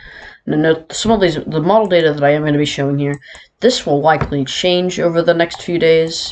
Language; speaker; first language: English; native; English